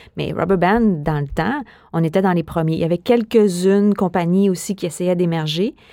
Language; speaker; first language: French; native; French